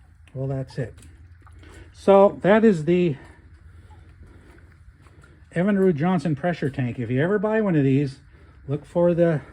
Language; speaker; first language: English; native; English